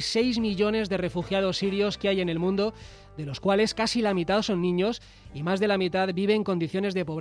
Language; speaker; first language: Spanish; native; Spanish